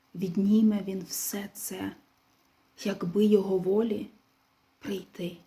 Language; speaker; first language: Ukrainian; non-native, local second language; Russian